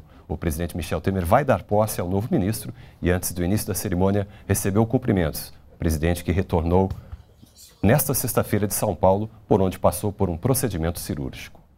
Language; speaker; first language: Portuguese; native; Portuguese